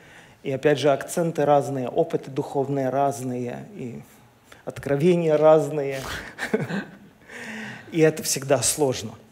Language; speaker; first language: Russian; native; Russian